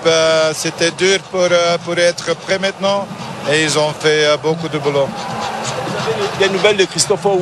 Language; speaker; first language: French; non-native, learner; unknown